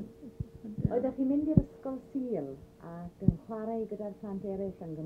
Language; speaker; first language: Welsh; native; Welsh